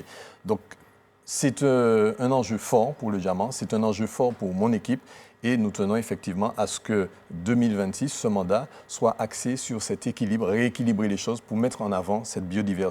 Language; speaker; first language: French; native; French